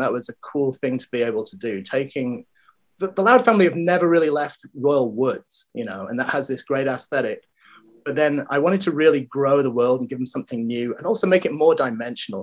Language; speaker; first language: English; native; English